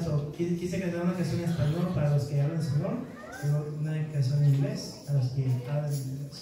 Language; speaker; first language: Spanish; early bilingual, heritage; Spanish